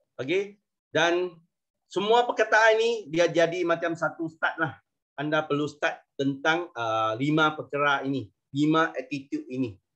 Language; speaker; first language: Malay; non-native, local second language; Chinese